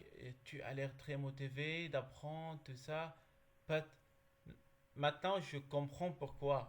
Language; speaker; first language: French; non-native, learner; Arabic